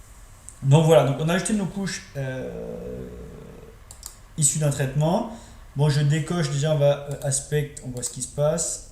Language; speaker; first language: French; native; French